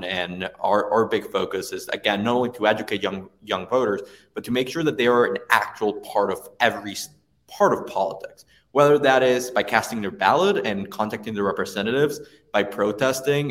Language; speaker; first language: English; non-native, fluent; Spanish